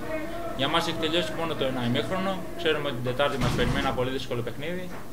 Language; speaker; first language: Greek; native; Greek